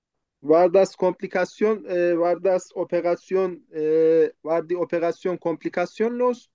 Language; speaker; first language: German; non-native, learner; Turkish